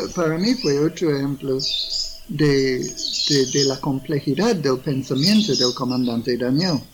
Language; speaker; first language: Spanish; non-native, fluent; English